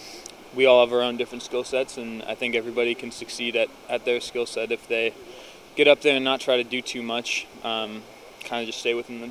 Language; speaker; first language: English; native; English